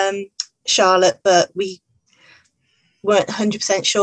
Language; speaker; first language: English; native; English